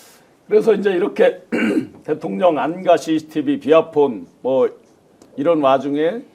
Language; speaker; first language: Korean; native; Korean